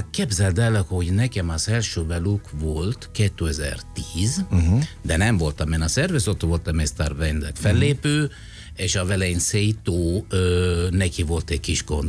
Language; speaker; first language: Hungarian; non-native, fluent; Italian